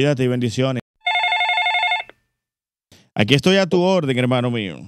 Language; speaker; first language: Spanish; native; Spanish